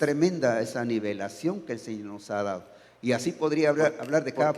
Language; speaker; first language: Spanish; native; Spanish